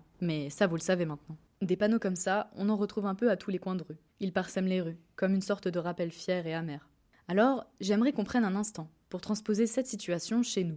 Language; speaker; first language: French; native; French